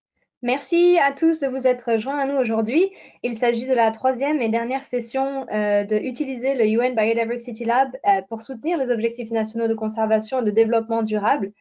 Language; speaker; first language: French; native; French